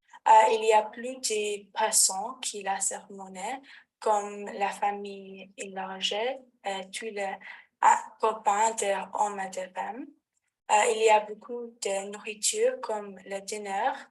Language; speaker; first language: French; non-native, learner; English